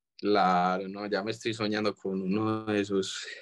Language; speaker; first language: Spanish; native; Spanish